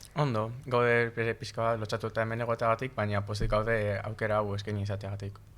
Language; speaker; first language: Basque; native; Basque